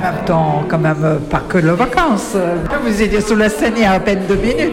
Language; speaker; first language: French; native; French